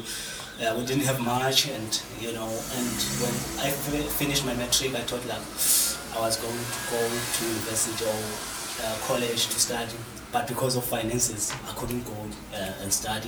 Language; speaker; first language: English; non-native, local second language; Xhosa